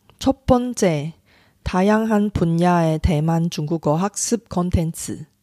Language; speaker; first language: Korean; non-native, fluent; Chinese